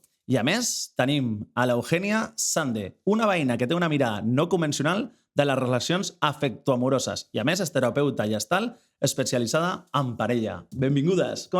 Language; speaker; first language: Catalan; native; Catalan